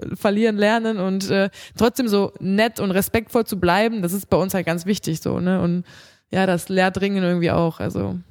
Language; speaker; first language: German; native; German